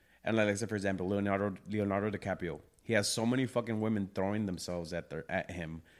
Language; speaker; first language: English; early bilingual, other home language; Spanish